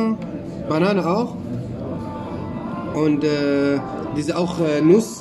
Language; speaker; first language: German; non-native, learner; Arabic